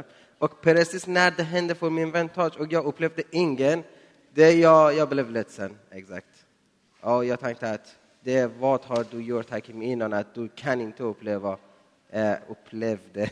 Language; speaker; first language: Swedish; non-native, learner; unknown